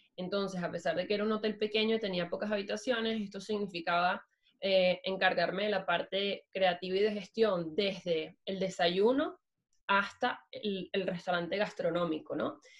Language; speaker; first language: Spanish; native; Spanish